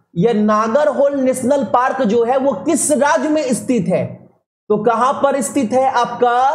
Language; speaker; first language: Hindi; native; Hindi